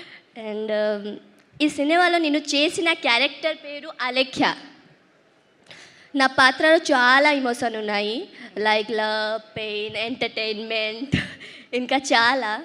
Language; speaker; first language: Telugu; early bilingual, heritage; Telugu